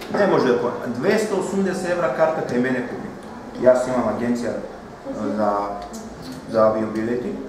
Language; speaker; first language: Macedonian; non-native, local second language; Romany